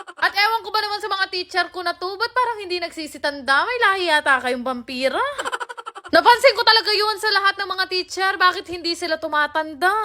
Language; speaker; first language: Filipino; native; Filipino